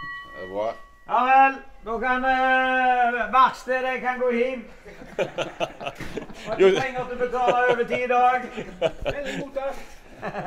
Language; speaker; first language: Norwegian; native; Norwegian